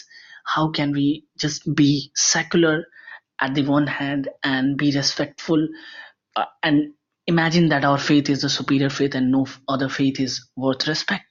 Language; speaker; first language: English; non-native, local second language; Hindi